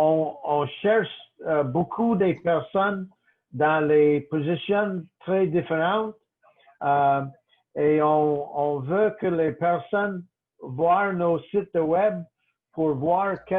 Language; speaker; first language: French; non-native, local second language; English